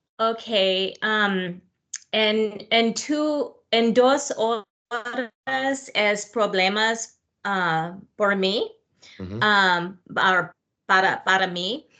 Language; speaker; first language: Spanish; non-native, learner; English